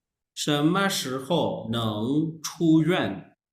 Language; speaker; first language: Chinese; non-native, fluent; Urdu